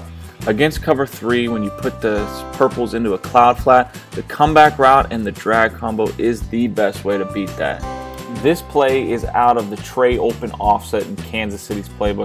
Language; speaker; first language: English; native; English